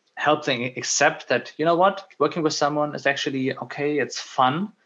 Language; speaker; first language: English; non-native, fluent; German